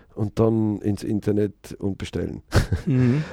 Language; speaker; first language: German; native; German